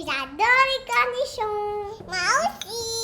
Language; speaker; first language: French; early bilingual, other home language; English